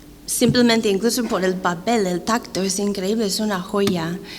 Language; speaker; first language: Spanish; non-native, fluent; English